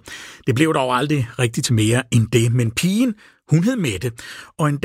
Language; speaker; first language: Danish; native; Danish